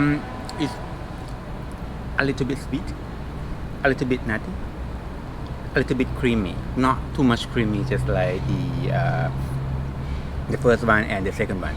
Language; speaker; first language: English; non-native, fluent; Thai